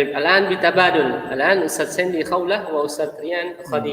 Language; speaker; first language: Arabic; non-native, fluent; Indonesian